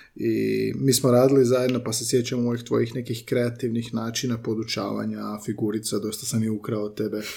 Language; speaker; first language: Croatian; native; Croatian